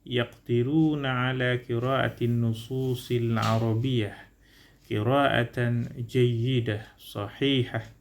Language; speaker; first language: Arabic; non-native, learner; Indonesian